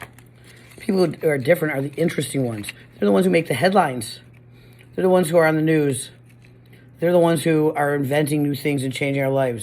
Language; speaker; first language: English; native; English